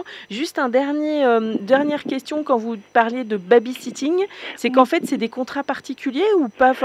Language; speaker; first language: French; native; French